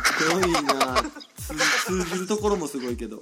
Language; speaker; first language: Japanese; native; Japanese